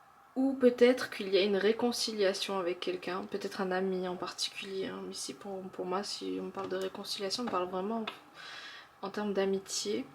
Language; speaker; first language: French; native; French